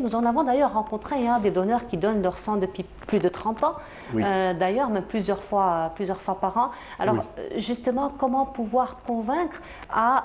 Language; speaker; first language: French; native; French